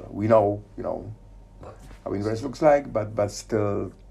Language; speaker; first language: English; non-native, fluent; Polish